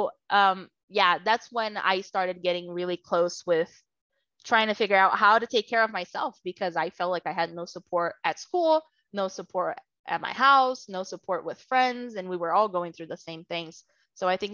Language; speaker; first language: English; non-native, fluent; Portuguese